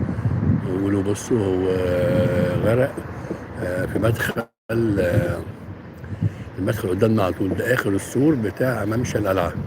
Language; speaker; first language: Arabic; native; Arabic